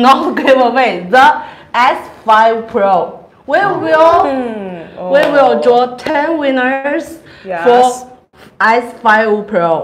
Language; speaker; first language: English; non-native, learner; Chinese